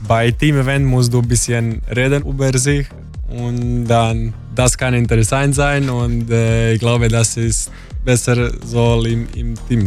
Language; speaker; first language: German; non-native, learner; Croatian